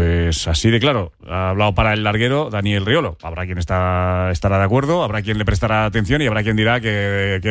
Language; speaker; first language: Spanish; native; Spanish